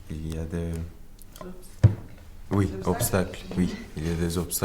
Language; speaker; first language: French; non-native, learner; Turkish